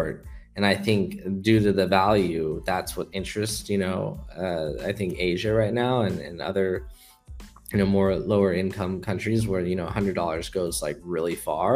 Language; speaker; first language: English; native; English